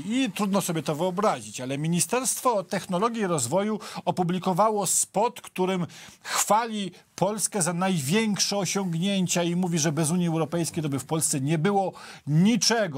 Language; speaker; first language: Polish; native; Polish